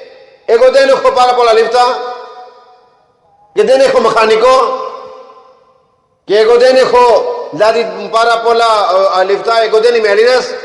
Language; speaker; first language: Greek; non-native, learner; Punjabi